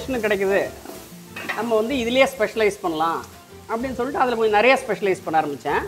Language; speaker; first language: Tamil; native; Tamil